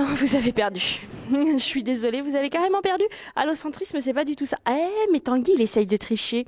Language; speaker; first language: French; native; French